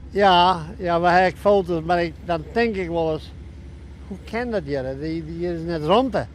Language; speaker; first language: Dutch; non-native, local second language; Western Frisian